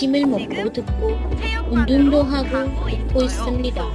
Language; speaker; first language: Korean; non-native, learner; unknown